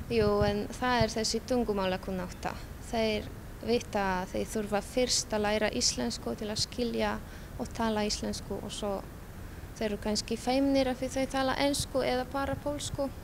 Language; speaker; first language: Icelandic; non-native, fluent; Polish